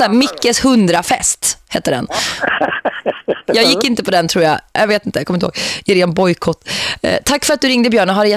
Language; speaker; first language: Swedish; native; Swedish